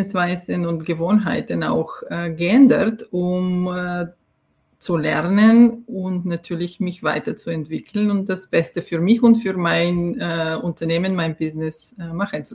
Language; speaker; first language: German; non-native, fluent; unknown